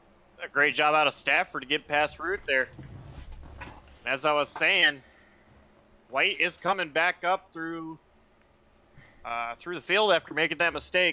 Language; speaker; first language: English; native; English